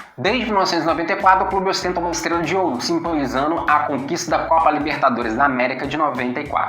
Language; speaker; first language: Portuguese; native; Portuguese